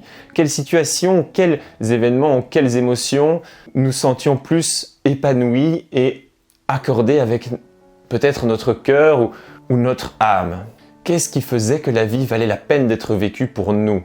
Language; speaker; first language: French; native; French